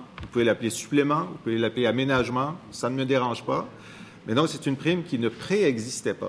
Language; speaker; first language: French; native; French